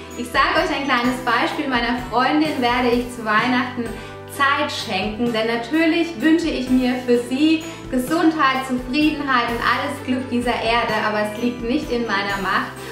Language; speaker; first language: German; early bilingual, other home language; Italian